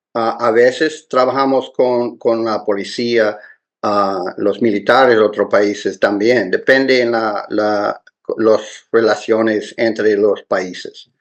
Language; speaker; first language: Spanish; non-native, learner; English